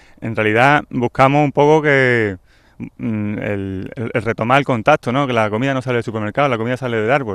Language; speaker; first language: Spanish; native; Spanish